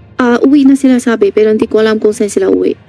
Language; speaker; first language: Filipino; non-native, learner; Chinese